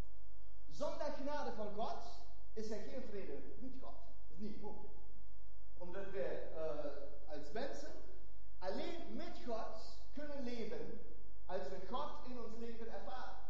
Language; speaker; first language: Dutch; non-native, fluent; German